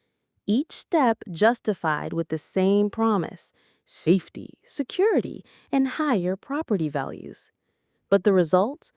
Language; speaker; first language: English; native; English